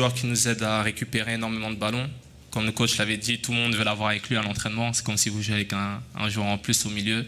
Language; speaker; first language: French; native; French